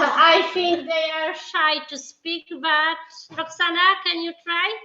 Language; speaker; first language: English; non-native, fluent; Polish